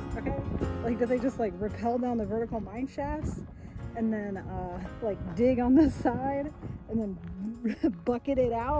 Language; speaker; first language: English; native; English